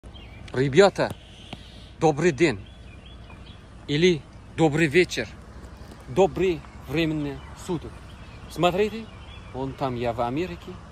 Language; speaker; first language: Russian; non-native, learner; Uzbek